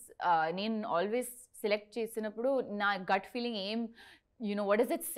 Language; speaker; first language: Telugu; non-native, learner; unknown